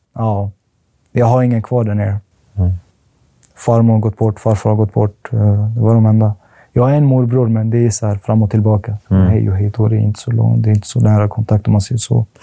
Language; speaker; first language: Swedish; early bilingual, other home language; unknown